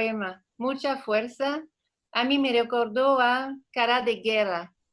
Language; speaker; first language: Spanish; non-native, fluent; French